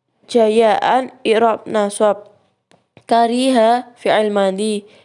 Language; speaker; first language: Arabic; non-native, learner; Indonesian